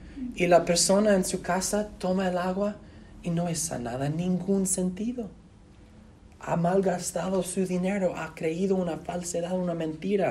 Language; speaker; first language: Spanish; non-native, fluent; English